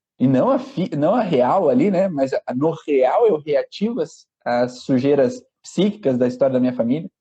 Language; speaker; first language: Portuguese; native; Portuguese